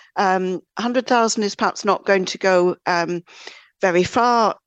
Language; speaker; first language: English; native; English